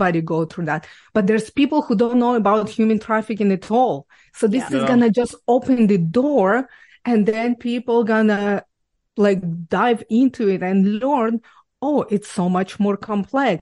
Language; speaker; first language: English; non-native, fluent; Ukrainian